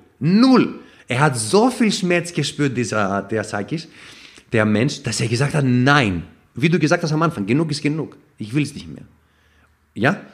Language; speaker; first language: German; non-native, fluent; Greek